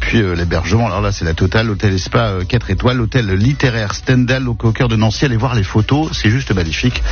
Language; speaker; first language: French; native; French